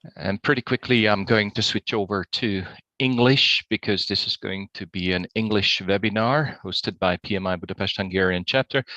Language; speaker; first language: English; non-native, fluent; Hungarian